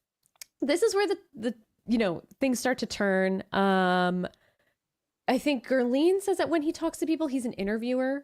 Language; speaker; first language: English; native; English